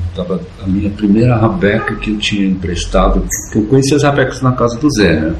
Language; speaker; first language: Portuguese; non-native, fluent; German